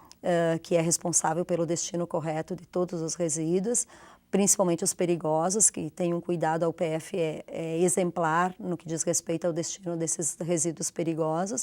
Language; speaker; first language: Portuguese; native; Portuguese